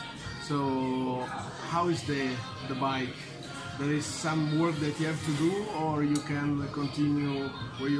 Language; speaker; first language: English; non-native, fluent; Italian